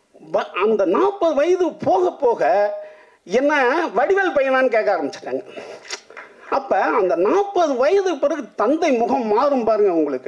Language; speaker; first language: Tamil; native; Tamil